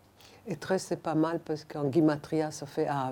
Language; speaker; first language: French; non-native, fluent; Hebrew